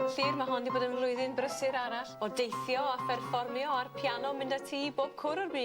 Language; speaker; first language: Welsh; native; Welsh